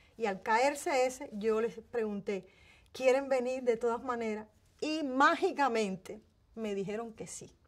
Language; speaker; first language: Spanish; native; Spanish